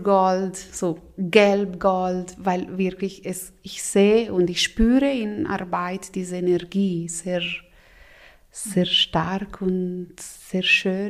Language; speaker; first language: German; non-native, local second language; Italian